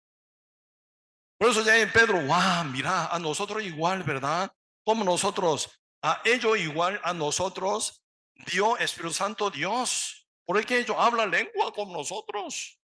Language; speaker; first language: Spanish; non-native, learner; Korean